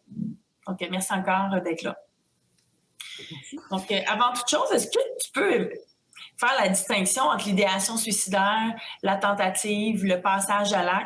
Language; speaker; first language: French; native; French